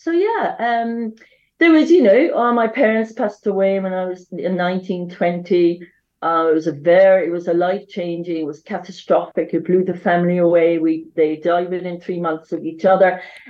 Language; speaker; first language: English; native; English